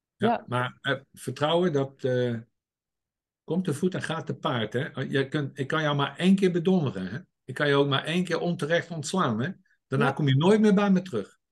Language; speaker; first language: Dutch; native; Dutch